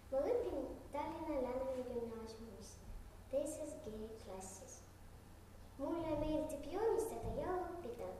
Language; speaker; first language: Estonian; non-native, learner; Russian